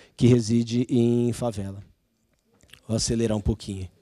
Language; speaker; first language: Portuguese; native; Portuguese